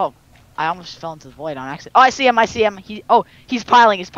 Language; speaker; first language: English; native; English